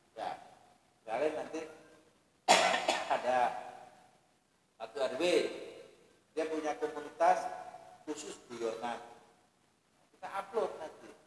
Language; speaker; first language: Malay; non-native, local second language; Javanese